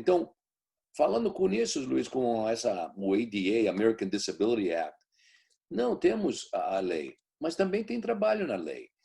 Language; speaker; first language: Portuguese; early bilingual, heritage; Portuguese